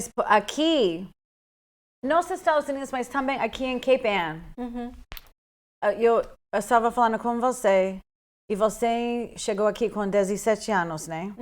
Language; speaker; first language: Portuguese; non-native, fluent; English